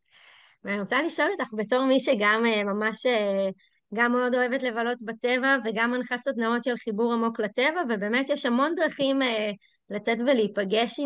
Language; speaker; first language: Hebrew; native; Hebrew